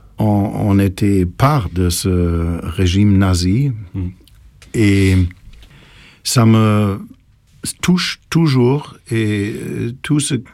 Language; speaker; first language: French; non-native, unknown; German